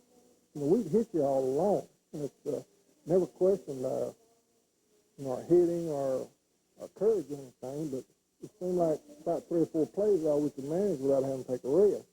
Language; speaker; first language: English; native; English